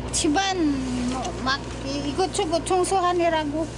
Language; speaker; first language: Korean; non-native, learner; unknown